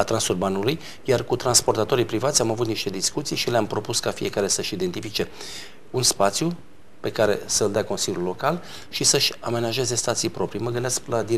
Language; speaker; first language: Romanian; native; Romanian